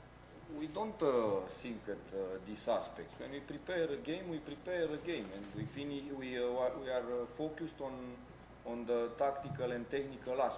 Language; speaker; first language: English; non-native, fluent; Romanian